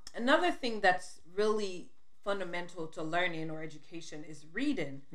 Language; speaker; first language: English; non-native, local second language; Krio